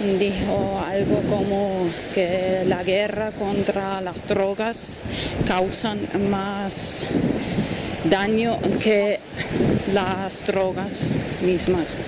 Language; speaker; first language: Spanish; non-native, fluent; German